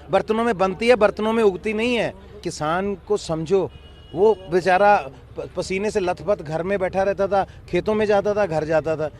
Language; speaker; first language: Hindi; non-native, local second language; Punjabi